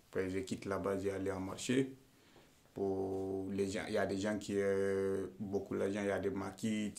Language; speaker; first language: French; non-native, learner; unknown